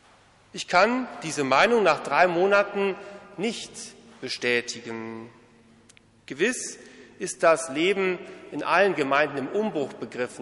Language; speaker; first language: German; native; German